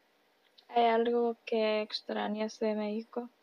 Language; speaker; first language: Spanish; early bilingual, heritage; Spanish